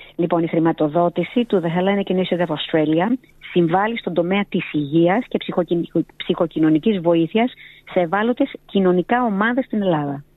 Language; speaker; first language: Greek; early bilingual, heritage; Greek